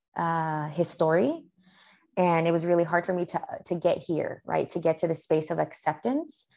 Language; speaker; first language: English; early bilingual, other home language; Spanish